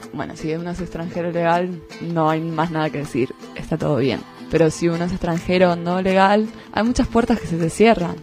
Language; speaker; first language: Spanish; native; Spanish